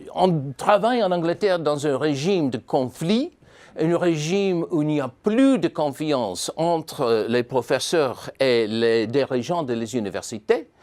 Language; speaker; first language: French; non-native, fluent; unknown